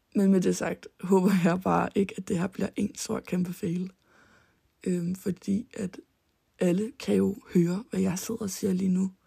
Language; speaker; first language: Danish; early bilingual, heritage; Danish